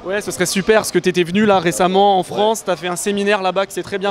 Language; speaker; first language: French; native; French